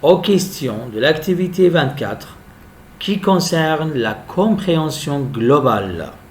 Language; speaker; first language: French; non-native, local second language; Arabic